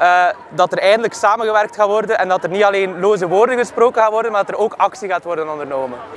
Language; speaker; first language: Dutch; native; Dutch